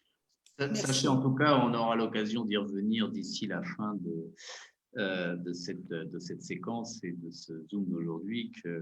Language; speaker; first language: French; native; French